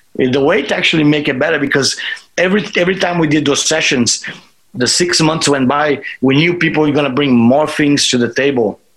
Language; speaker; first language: English; non-native, fluent; Portuguese